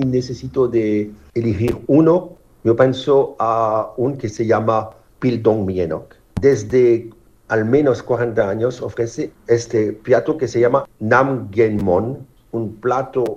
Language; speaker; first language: Spanish; non-native, learner; French